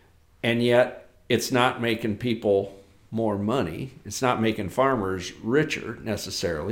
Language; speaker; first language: English; native; English